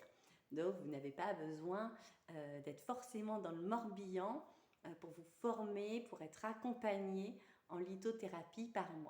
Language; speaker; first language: French; native; French